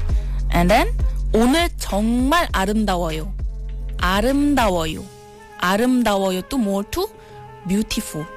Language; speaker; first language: Korean; non-native, fluent; Malay